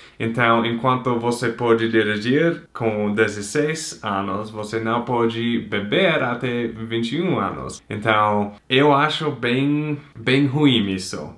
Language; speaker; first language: Portuguese; non-native, fluent; English